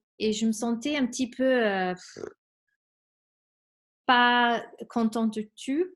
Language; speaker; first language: French; non-native, fluent; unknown